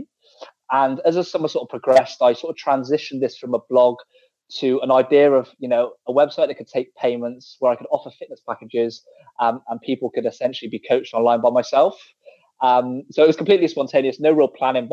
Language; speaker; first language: English; native; English